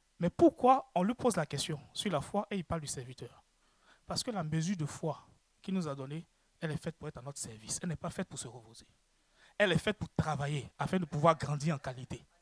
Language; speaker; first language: French; native; French